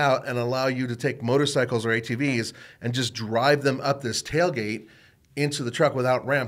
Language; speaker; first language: English; native; English